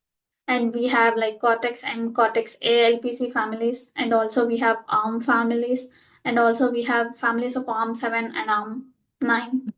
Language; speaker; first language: English; non-native, local second language; Telugu